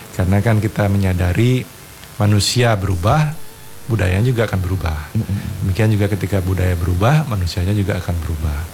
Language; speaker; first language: Indonesian; non-native, local second language; Balinese